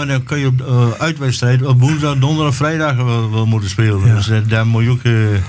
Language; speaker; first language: Dutch; native; Dutch